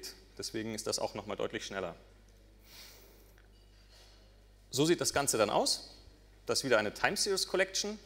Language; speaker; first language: German; native; German